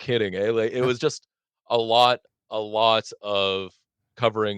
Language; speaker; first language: English; native; English